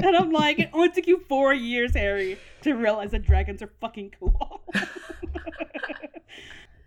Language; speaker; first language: English; native; English